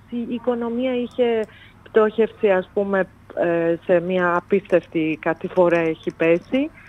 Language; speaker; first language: Greek; non-native, fluent; Persian